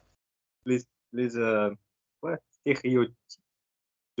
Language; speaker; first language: French; non-native, fluent; Portuguese